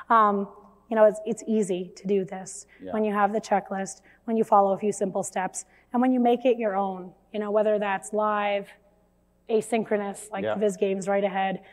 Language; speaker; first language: English; native; English